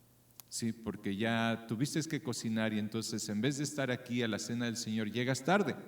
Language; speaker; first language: Spanish; native; Spanish